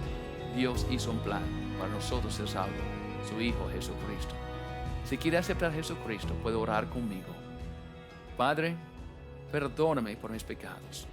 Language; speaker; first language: Spanish; non-native, fluent; English